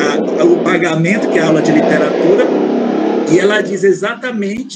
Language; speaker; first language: Portuguese; native; Portuguese